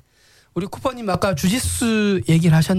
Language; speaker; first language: Korean; native; Korean